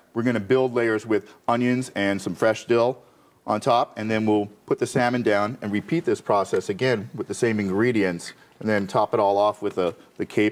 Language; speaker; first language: English; native; English